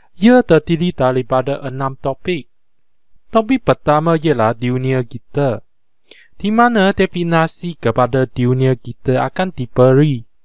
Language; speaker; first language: Malay; non-native, local second language; Chinese